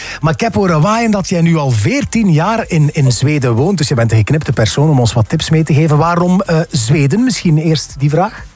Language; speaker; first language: Dutch; native; Dutch